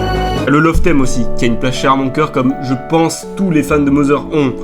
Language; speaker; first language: French; native; French